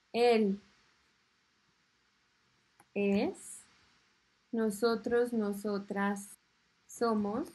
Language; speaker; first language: Spanish; non-native, fluent; French